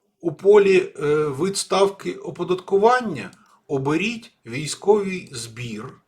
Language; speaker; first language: Ukrainian; native; Ukrainian